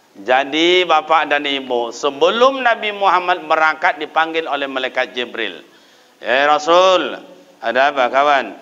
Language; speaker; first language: Malay; non-native, local second language; Minangkabau